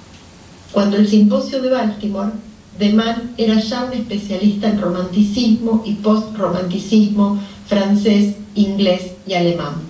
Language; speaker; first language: Spanish; native; Spanish